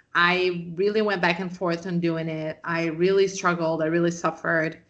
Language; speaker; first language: English; non-native, fluent; Portuguese